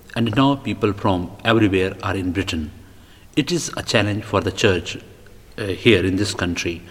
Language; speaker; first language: English; non-native, local second language; Punjabi